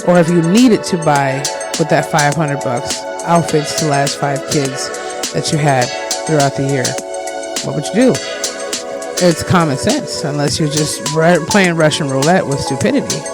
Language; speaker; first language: English; native; English